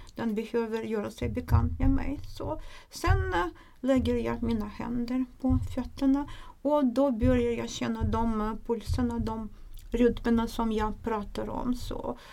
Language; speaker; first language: Swedish; non-native, fluent; Russian